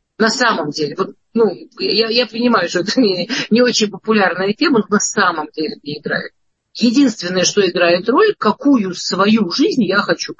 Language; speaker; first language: Russian; early bilingual, heritage; Russian